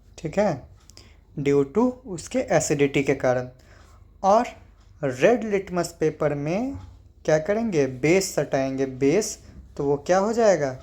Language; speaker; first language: Hindi; native; Hindi